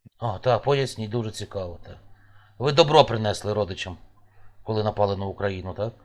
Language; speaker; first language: Ukrainian; native; Ukrainian